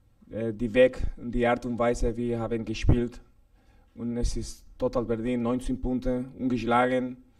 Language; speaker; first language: German; non-native, learner; Spanish